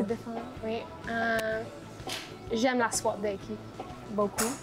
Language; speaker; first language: French; non-native, learner; English